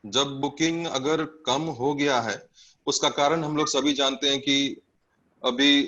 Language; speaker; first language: Hindi; non-native, local second language; Bangla